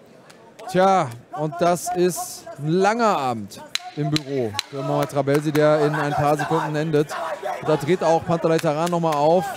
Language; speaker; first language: German; native; German